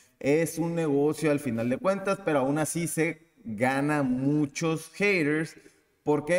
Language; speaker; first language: Spanish; native; Spanish